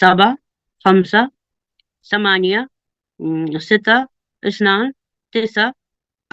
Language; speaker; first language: Arabic; non-native, learner; Urdu